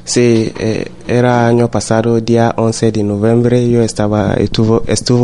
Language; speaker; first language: Spanish; non-native, learner; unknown